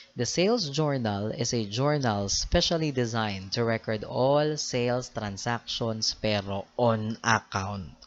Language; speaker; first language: English; non-native, local second language; Filipino